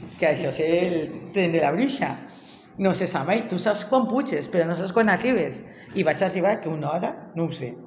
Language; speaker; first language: Catalan; native; Catalan